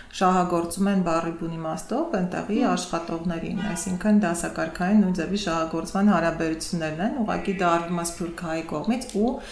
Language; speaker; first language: Armenian; native; Armenian